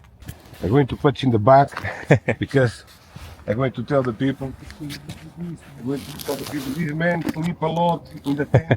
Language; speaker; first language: English; non-native, learner; Portuguese